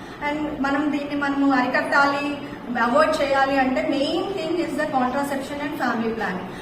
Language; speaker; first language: English; non-native, local second language; Telugu